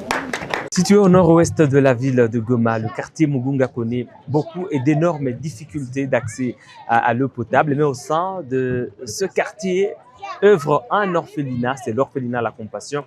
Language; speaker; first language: French; non-native, local second language; Swahili